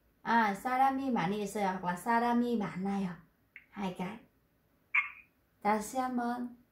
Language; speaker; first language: Korean; non-native, fluent; Vietnamese